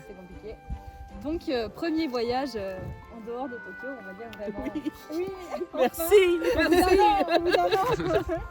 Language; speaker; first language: French; native; French